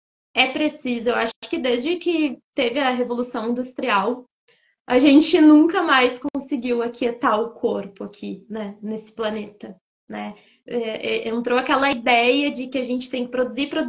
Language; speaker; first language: Portuguese; native; Portuguese